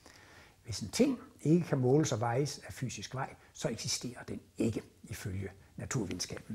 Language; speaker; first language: Danish; native; Danish